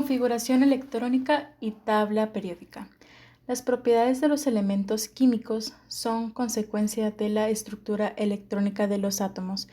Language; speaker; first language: Spanish; native; Spanish